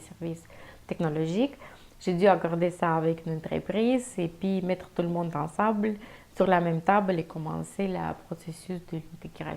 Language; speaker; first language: French; non-native, fluent; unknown